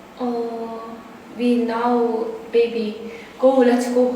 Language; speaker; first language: English; non-native, learner; Korean